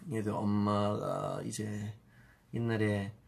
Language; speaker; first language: Korean; early bilingual, heritage; Korean